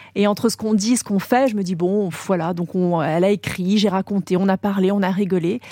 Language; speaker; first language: French; native; French